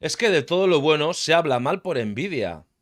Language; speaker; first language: Spanish; native; Spanish